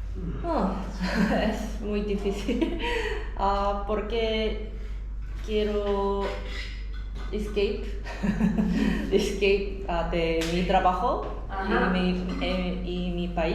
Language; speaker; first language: Spanish; non-native, learner; Korean